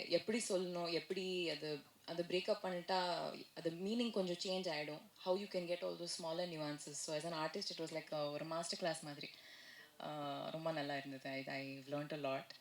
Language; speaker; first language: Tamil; non-native, learner; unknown